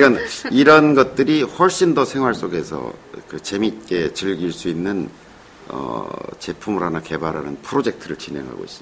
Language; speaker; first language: Korean; native; Korean